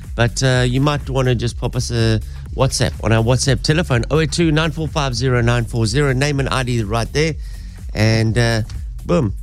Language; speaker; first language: English; native; English